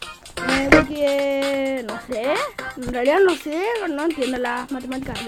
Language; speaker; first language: Spanish; native; Spanish